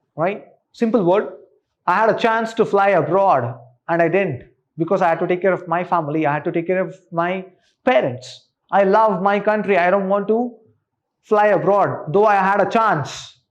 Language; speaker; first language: English; non-native, local second language; Kannada